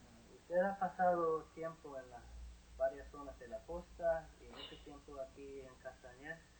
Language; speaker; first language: Spanish; non-native, fluent; English